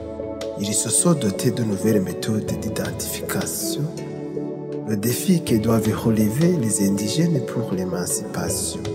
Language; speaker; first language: French; non-native, local second language; Rundi